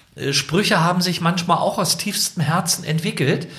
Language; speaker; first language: German; native; German